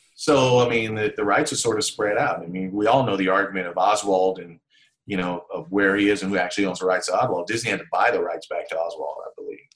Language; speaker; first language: English; native; English